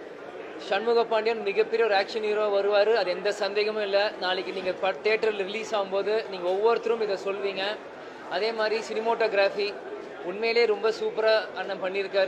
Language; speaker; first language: Tamil; native; Tamil